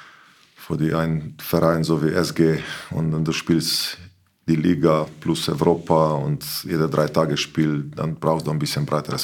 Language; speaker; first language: German; non-native, learner; Slovenian